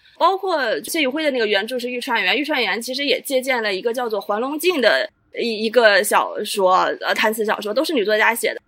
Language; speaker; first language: Chinese; native; Chinese